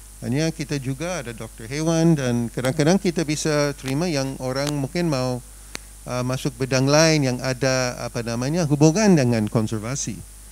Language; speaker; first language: Indonesian; non-native, fluent; English